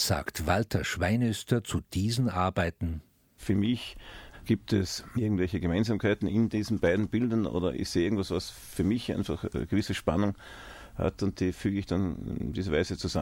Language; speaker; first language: German; native; German